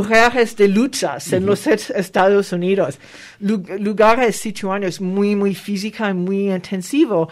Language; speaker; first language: Spanish; non-native, fluent; French